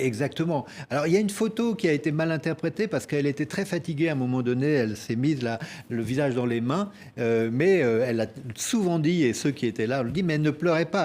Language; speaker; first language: French; native; French